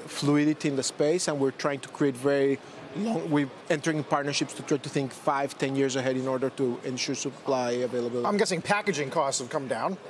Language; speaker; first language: English; non-native, fluent; Spanish